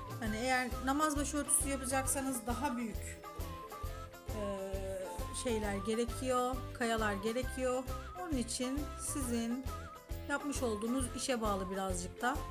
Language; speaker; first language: Turkish; native; Turkish